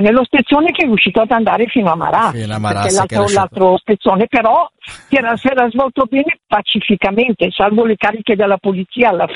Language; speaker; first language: Italian; native; Italian